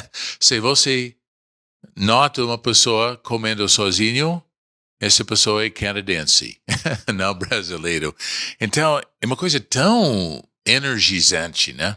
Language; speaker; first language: Portuguese; non-native, fluent; English